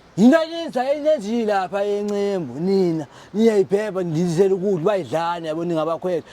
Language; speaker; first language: Zulu; non-native, local second language; Xhosa